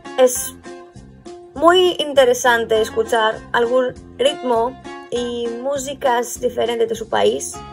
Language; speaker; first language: Spanish; non-native, learner; Greek